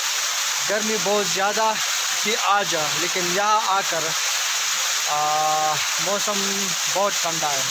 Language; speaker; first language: Hindi; non-native, local second language; Pashto